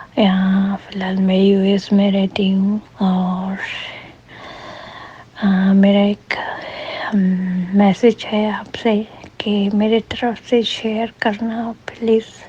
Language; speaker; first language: Hindi; non-native, fluent; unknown